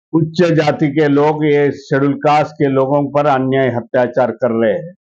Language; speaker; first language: Hindi; non-native, local second language; Marathi